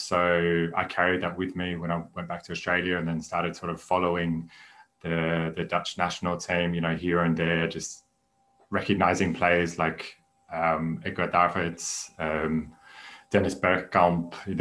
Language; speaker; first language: English; native; English